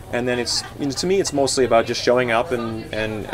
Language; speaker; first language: English; native; English